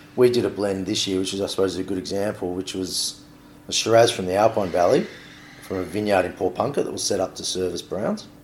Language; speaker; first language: English; native; English